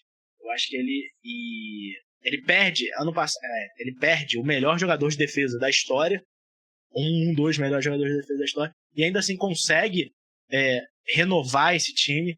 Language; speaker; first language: Portuguese; native; Portuguese